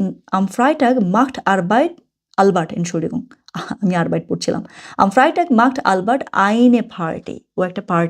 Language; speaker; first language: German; non-native, fluent; Bangla